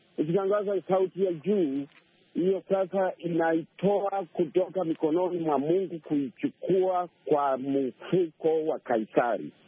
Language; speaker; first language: Swahili; non-native, local second language; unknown